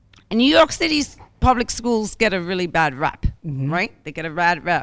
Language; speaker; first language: English; early bilingual, other home language; Spanish